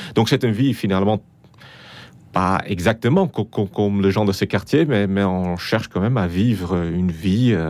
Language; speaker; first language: French; non-native, fluent; Dutch